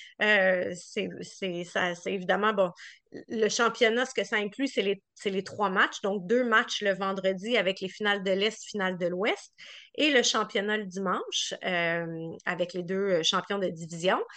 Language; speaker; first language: French; native; French